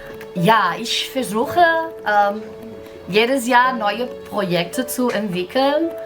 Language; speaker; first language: German; non-native, fluent; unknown